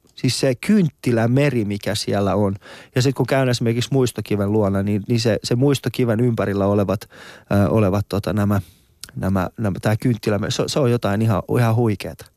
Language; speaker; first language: Finnish; non-native, fluent; Persian